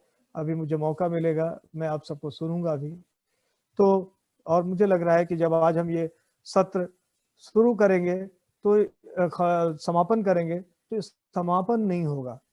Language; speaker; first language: Hindi; native; Hindi